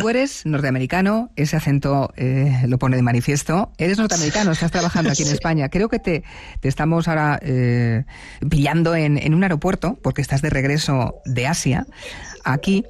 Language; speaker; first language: Spanish; native; Spanish